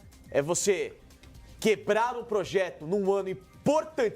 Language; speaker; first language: Portuguese; native; Portuguese